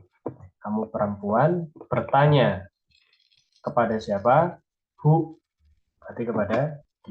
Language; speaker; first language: Indonesian; native; Indonesian